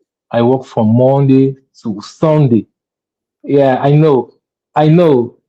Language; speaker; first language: English; non-native, learner; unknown